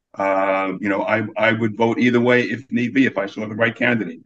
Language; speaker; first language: English; native; English